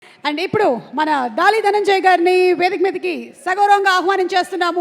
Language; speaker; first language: Telugu; native; Telugu